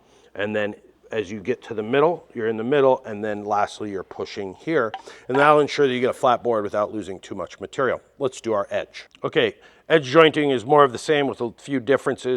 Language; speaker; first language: English; native; English